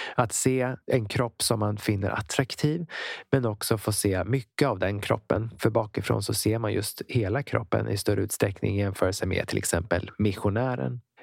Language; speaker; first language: Swedish; native; Swedish